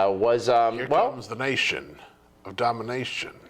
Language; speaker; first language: English; native; English